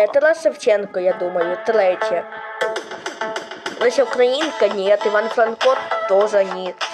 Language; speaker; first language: Ukrainian; non-native, local second language; Russian